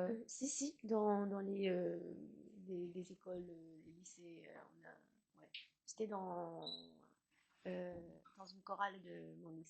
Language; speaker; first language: French; non-native, learner; Chinese